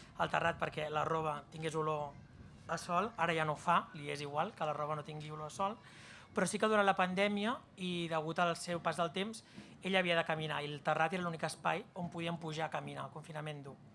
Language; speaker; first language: Catalan; native; Catalan